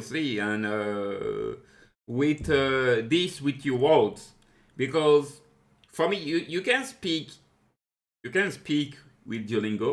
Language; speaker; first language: English; non-native, fluent; French